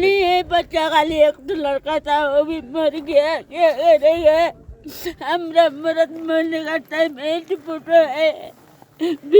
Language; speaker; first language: Hindi; non-native, local second language; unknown